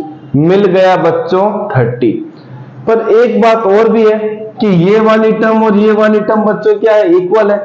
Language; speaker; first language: Hindi; native; Hindi